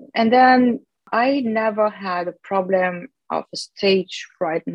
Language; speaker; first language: English; non-native, fluent; Russian